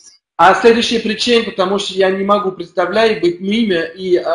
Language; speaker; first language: Russian; non-native, learner; French